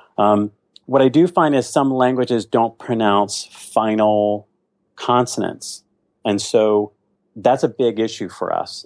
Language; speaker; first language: English; native; English